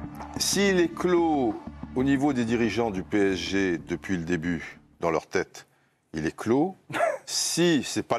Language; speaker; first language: French; native; French